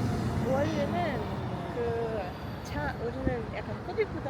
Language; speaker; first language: Korean; non-native, learner; Russian